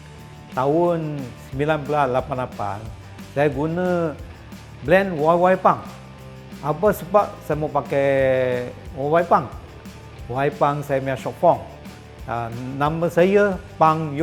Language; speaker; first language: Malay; non-native, local second language; Chinese